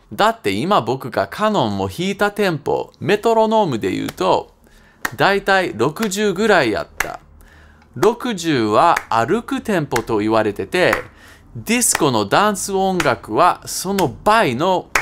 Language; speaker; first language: Japanese; non-native, fluent; English